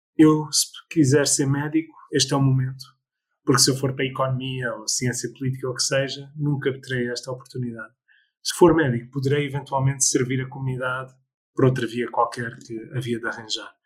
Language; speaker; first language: Portuguese; early bilingual, other home language; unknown